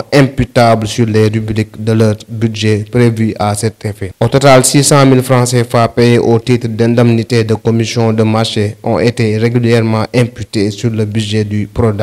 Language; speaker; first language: French; non-native, local second language; Wolof